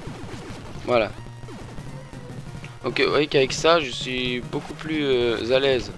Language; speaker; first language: French; native; French